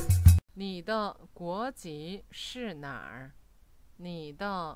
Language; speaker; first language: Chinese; non-native, fluent; Korean